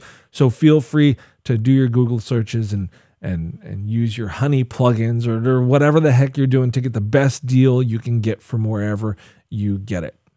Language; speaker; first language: English; native; English